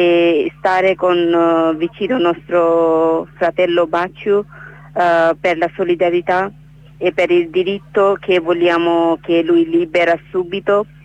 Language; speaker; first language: Italian; non-native, learner; Bangla